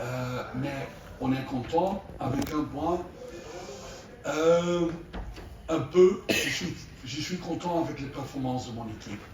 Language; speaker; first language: French; non-native, learner; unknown